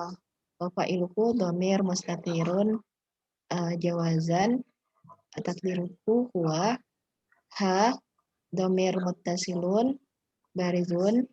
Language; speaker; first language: Arabic; non-native, learner; Indonesian